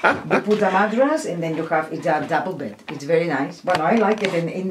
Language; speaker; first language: English; non-native, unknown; Spanish